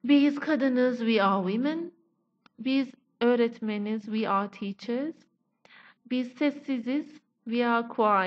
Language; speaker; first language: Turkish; non-native, fluent; Persian